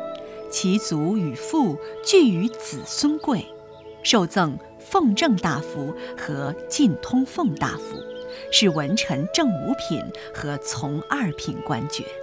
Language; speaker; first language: Chinese; native; Chinese